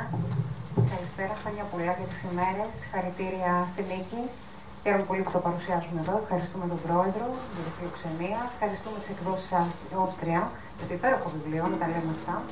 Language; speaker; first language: Greek; native; Greek